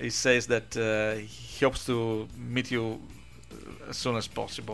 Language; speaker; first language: English; non-native, fluent; Italian